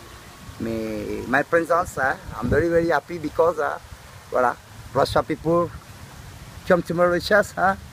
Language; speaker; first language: English; non-native, learner; Morisyen